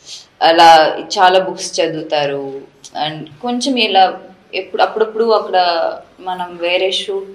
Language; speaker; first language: Telugu; non-native, fluent; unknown